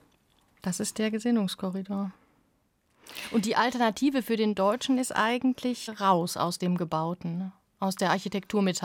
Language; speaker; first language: German; native; German